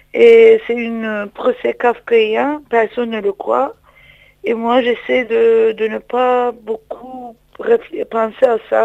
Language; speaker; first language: French; non-native, fluent; Turkish